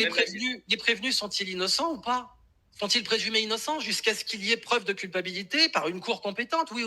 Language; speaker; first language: French; native; French